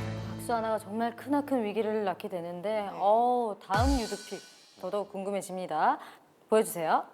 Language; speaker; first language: Korean; native; Korean